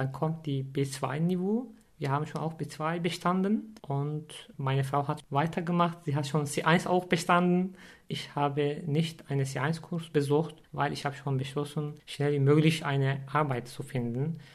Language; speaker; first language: German; non-native, fluent; Turkish